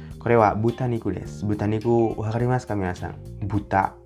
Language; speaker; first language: Japanese; non-native, fluent; Indonesian